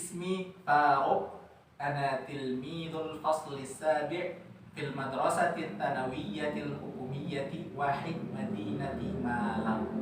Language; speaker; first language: Arabic; non-native, learner; Indonesian